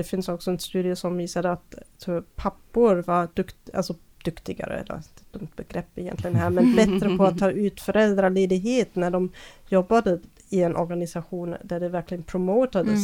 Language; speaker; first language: Swedish; non-native, fluent; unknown